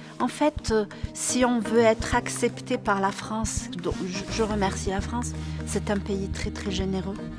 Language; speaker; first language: French; non-native, local second language; Arabic